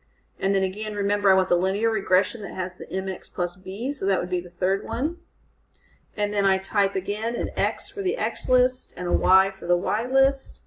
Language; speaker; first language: English; native; English